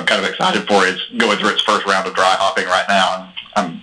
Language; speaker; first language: English; native; English